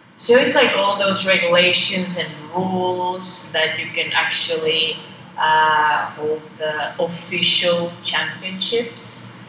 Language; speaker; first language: English; non-native, fluent; Estonian